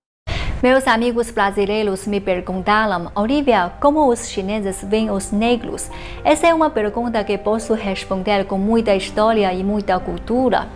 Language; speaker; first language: Portuguese; non-native, fluent; Chinese